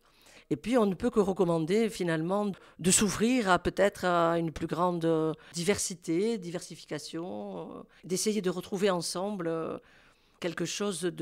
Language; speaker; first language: French; native; French